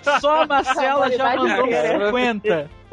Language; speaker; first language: Portuguese; native; Portuguese